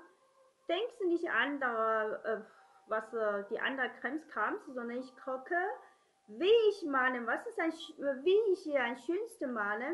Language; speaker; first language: German; non-native, learner; Chinese